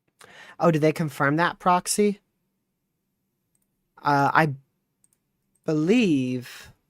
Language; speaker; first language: English; native; English